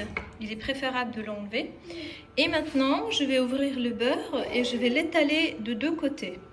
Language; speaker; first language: French; non-native, fluent; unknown